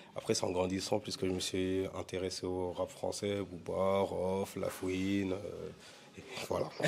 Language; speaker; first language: French; native; French